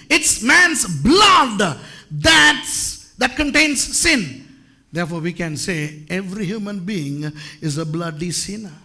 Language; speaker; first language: English; non-native, local second language; Tamil